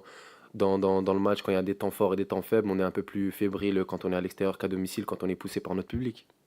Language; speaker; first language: French; native; French